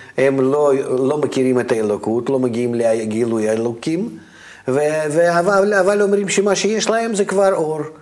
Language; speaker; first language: Hebrew; non-native, fluent; Russian